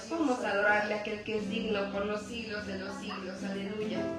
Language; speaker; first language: Spanish; native; Spanish